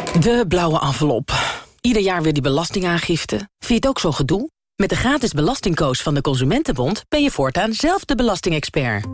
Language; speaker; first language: Dutch; native; Dutch